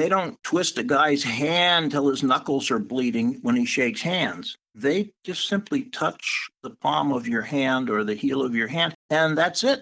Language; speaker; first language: English; native; English